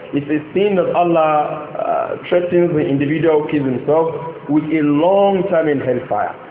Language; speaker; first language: English; non-native, local second language; Yoruba